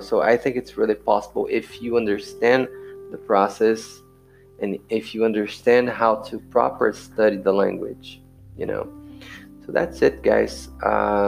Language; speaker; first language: English; non-native, fluent; Portuguese